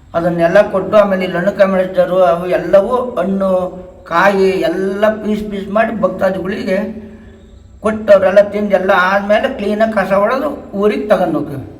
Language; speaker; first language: Kannada; native; Kannada